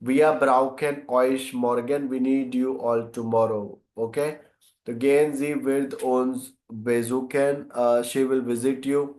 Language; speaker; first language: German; non-native, fluent; Hindi